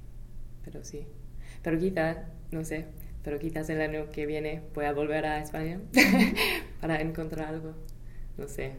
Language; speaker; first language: Spanish; non-native, fluent; English